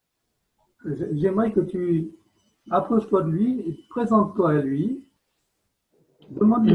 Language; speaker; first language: French; native; French